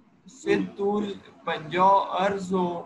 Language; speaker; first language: Persian; non-native, learner; Urdu